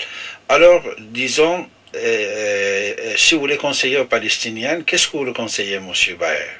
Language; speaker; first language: French; non-native, fluent; Persian